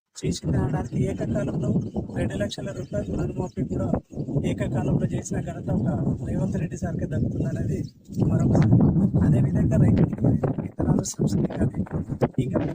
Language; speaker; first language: Telugu; native; Telugu